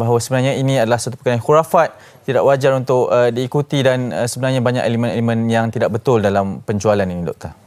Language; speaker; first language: Malay; native; Malay